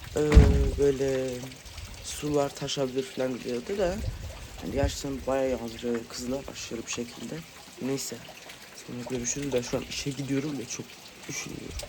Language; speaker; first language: Turkish; early bilingual, heritage; Turkish